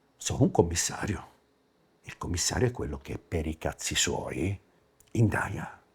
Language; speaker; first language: Italian; native; Italian